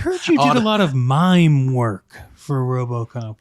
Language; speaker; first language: English; native; English